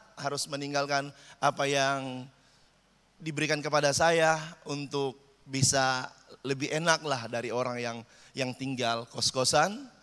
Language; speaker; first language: Indonesian; native; Indonesian